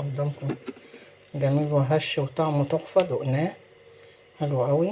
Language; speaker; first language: Arabic; native; Arabic